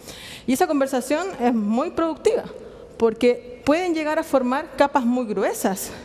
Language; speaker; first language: Spanish; native; Spanish